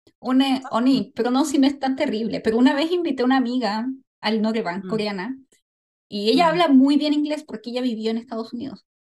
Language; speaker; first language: Spanish; native; Spanish